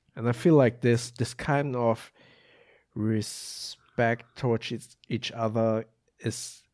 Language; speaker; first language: English; non-native, fluent; German